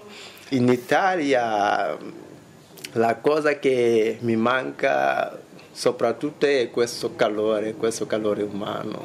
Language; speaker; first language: Italian; non-native, fluent; Wolof